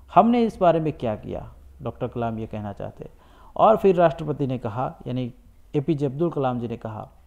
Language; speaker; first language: Hindi; non-native, local second language; Gujarati